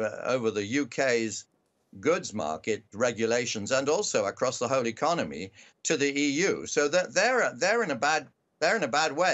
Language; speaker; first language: English; native; English